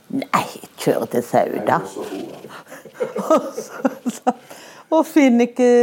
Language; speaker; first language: Norwegian; native; Norwegian